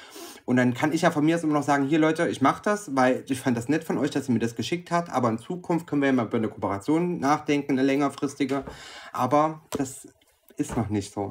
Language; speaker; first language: German; native; German